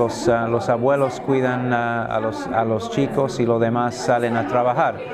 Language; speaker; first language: Spanish; non-native, fluent; English